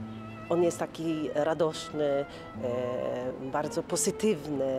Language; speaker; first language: Polish; non-native, learner; Norwegian